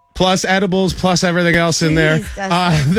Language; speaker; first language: English; native; English